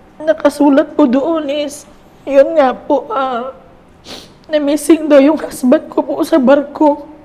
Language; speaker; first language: Filipino; non-native, local second language; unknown